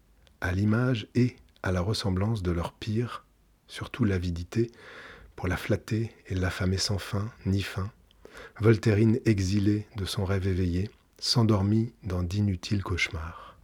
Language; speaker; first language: French; native; French